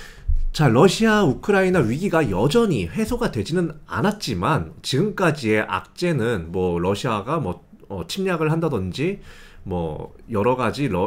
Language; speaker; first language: Korean; native; Korean